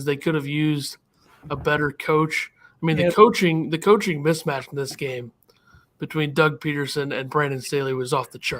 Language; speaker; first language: English; native; English